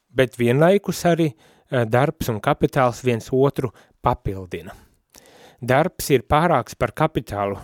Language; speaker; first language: Latvian; native; Latvian